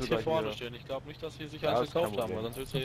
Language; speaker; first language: German; native; German